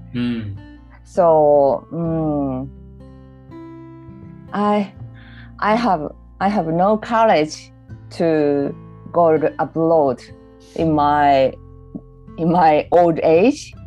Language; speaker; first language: English; non-native, learner; Japanese